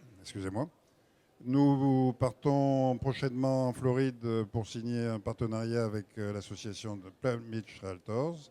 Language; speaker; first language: French; native; French